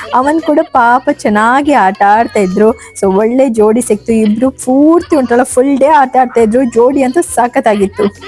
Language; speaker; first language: Kannada; non-native, local second language; Tulu